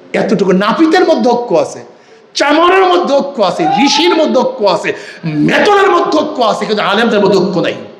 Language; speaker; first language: Bangla; native; Bangla